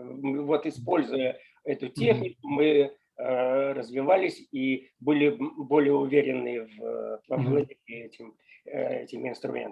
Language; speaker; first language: Russian; native; Russian